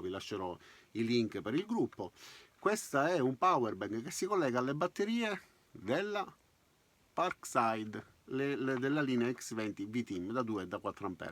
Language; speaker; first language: Italian; native; Italian